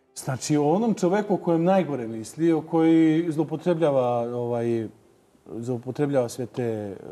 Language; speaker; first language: Serbian; native; Serbian